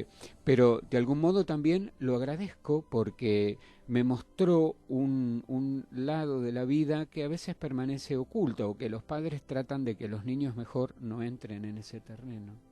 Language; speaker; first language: Spanish; native; Spanish